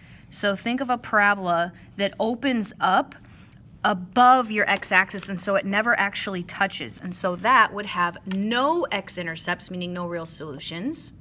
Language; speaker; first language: English; native; English